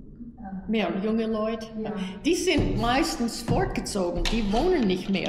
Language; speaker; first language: German; early bilingual, heritage; German